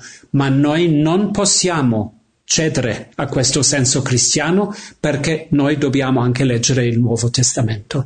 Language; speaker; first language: Italian; non-native, fluent; English